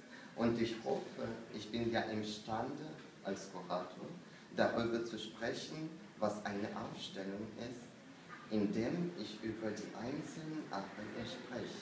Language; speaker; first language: German; non-native, fluent; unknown